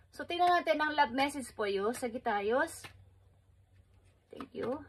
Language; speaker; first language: Filipino; native; Filipino